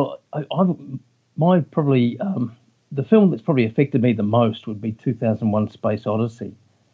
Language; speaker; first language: English; native; English